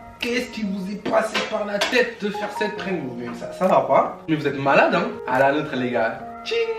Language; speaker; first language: French; early bilingual, other home language; Bambara